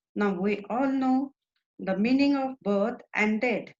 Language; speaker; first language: English; non-native, local second language; Marathi